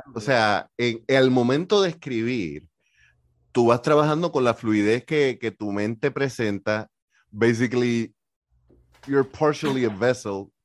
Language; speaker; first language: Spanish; native; Spanish